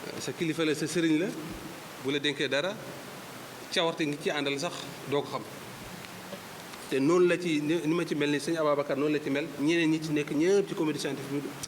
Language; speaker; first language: Wolof; non-native, local second language; Fula